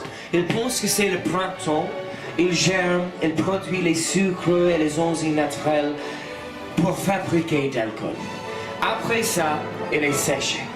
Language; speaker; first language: French; non-native, learner; English